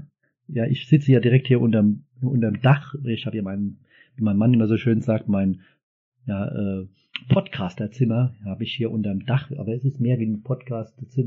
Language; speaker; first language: German; native; German